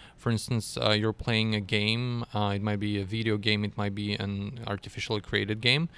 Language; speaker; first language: English; non-native, fluent; Russian